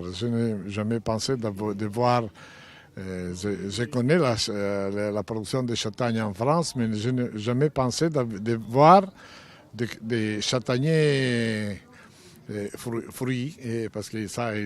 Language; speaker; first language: French; non-native, fluent; Italian